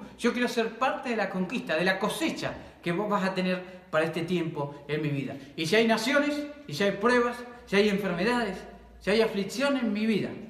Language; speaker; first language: Spanish; native; Spanish